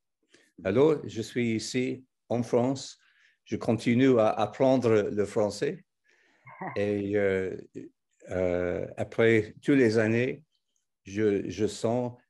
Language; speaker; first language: French; non-native, fluent; English